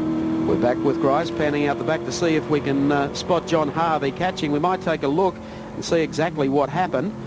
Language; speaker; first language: English; native; English